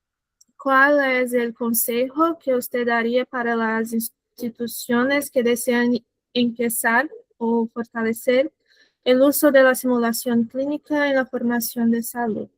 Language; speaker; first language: Spanish; non-native, fluent; Portuguese